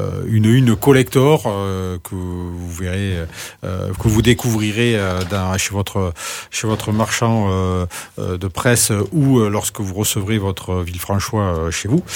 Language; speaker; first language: French; native; French